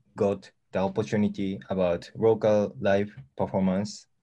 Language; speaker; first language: English; non-native, learner; Japanese